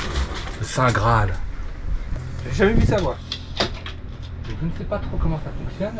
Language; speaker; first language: French; native; French